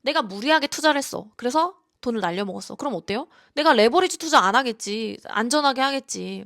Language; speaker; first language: Korean; native; Korean